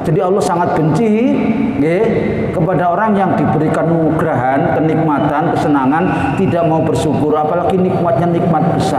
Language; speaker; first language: Indonesian; non-native, local second language; Javanese